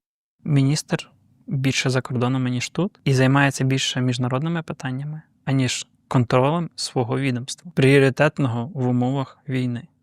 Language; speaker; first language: Ukrainian; native; Ukrainian